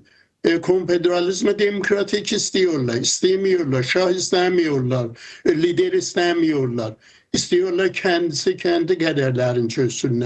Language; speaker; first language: Turkish; non-native, fluent; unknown